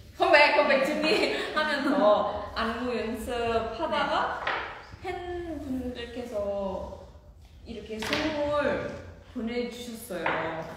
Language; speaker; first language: Korean; non-native, fluent; Indonesian